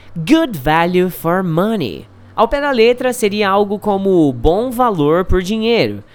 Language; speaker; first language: Portuguese; native; Portuguese